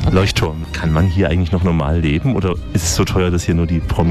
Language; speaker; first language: German; native; German